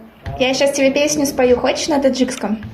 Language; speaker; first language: Russian; native; Russian